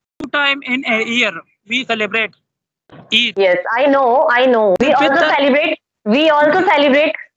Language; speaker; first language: English; non-native, local second language; Pashto